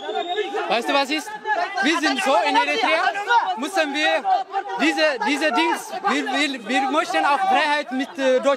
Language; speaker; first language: German; non-native, learner; Tigrinya